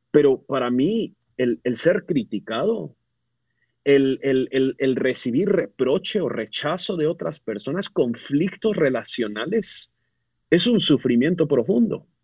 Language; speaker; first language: Spanish; early bilingual, other home language; English